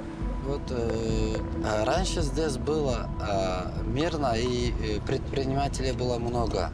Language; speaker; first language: Russian; non-native, local second language; Kyrgyz